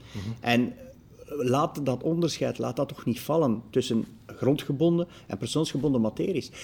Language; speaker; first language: Dutch; native; Dutch